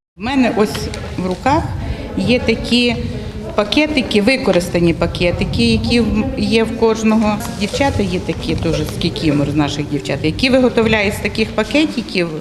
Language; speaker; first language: Ukrainian; native; Ukrainian